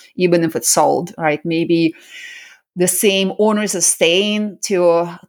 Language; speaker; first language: English; early bilingual, other home language; Russian